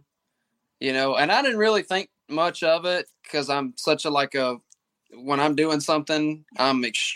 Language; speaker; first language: English; native; English